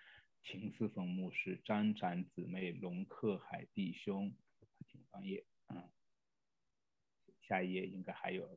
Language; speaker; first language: Chinese; native; Chinese